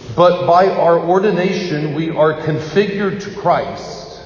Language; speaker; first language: English; native; English